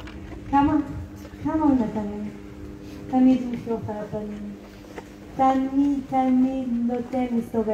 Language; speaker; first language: Hebrew; non-native, fluent; French